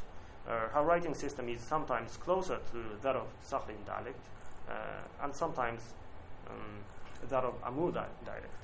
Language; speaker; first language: English; non-native, learner; Japanese